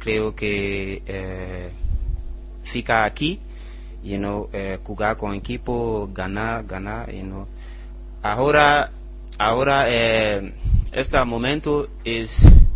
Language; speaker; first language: Spanish; non-native, learner; English